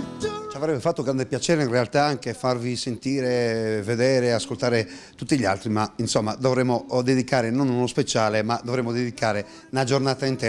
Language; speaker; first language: Italian; native; Italian